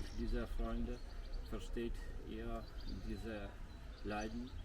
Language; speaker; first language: German; non-native, learner; Ukrainian